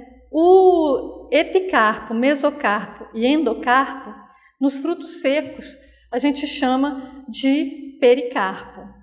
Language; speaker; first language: Portuguese; native; Portuguese